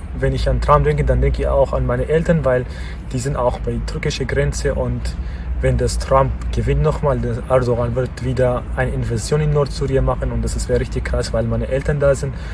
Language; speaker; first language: German; non-native, fluent; Kurdish